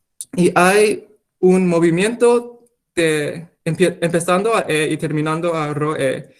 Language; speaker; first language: Spanish; non-native, fluent; English